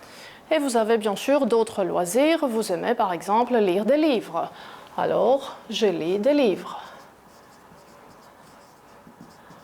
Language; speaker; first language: French; non-native, fluent; Greek